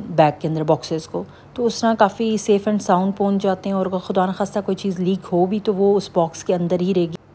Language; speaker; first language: Urdu; native; Urdu